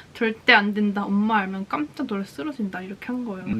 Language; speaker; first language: Korean; native; Korean